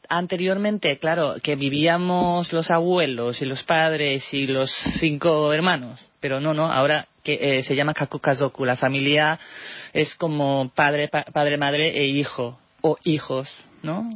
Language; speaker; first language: Spanish; non-native, fluent; Japanese